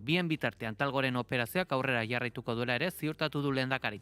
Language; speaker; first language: Basque; native; Basque